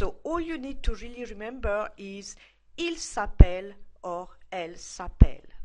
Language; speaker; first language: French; non-native, fluent; English